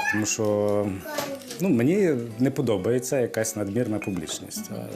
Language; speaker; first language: Ukrainian; native; Ukrainian